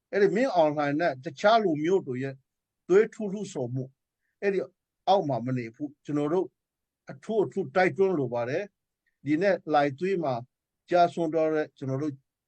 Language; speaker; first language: Burmese; non-native, local second language; Hakha Chin